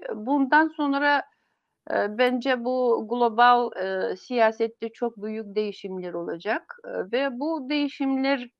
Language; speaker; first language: Turkish; non-native, fluent; Yakut